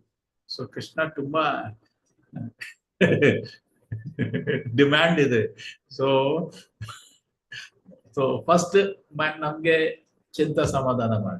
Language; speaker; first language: Kannada; non-native, learner; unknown